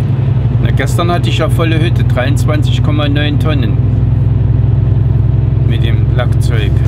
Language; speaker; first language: German; native; German